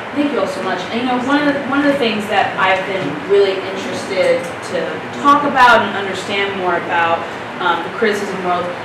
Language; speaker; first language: English; native; English